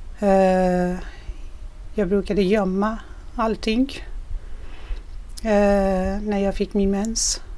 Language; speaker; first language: Swedish; non-native, fluent; Persian